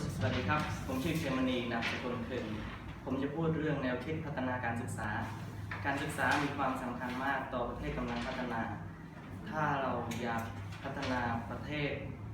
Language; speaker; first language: Thai; non-native, learner; Khmer